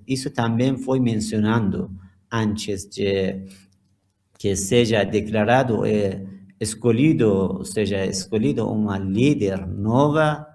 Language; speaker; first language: Portuguese; non-native, learner; Persian